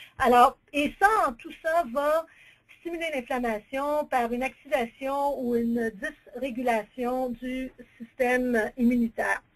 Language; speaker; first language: French; native; French